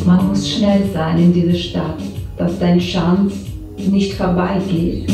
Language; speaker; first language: German; non-native, learner; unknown